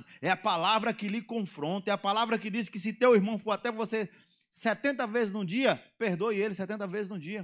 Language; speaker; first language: Portuguese; native; Portuguese